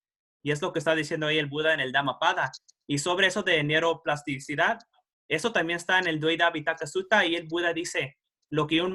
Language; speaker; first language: Spanish; early bilingual, heritage; Spanish